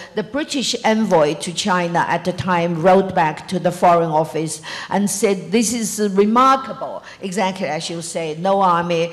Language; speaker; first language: English; non-native, fluent; Chinese